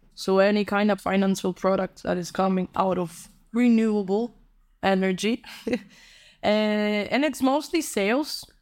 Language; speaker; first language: English; non-native, fluent; Polish